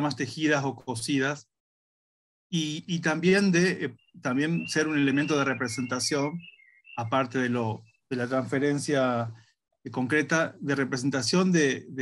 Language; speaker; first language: Spanish; native; Spanish